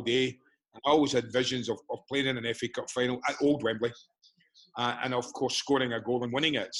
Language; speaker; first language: English; native; English